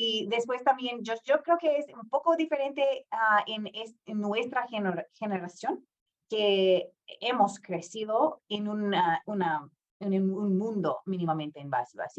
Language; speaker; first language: Spanish; non-native, fluent; English